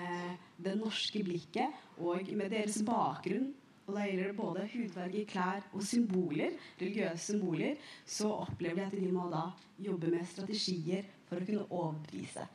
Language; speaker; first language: Norwegian; early bilingual, other home language; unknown